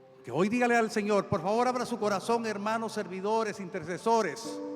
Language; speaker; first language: Spanish; native; Spanish